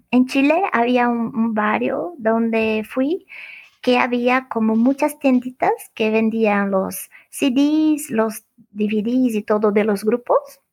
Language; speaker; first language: Spanish; non-native, fluent; Portuguese